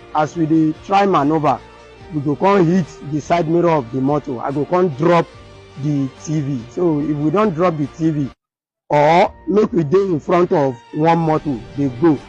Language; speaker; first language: Nigerian Pidgin; native; Nigerian Pidgin